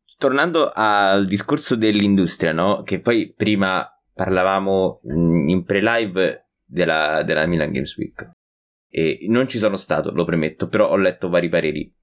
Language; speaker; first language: Italian; native; Italian